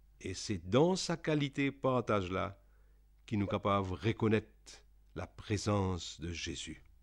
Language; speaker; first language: French; non-native, local second language; Réunion Creole French